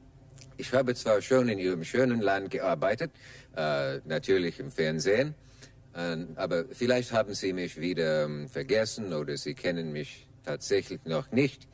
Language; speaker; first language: German; non-native, learner; English